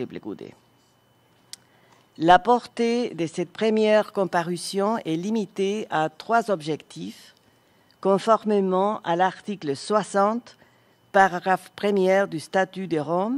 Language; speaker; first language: French; non-native, fluent; Spanish